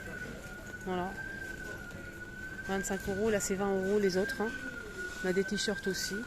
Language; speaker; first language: French; native; French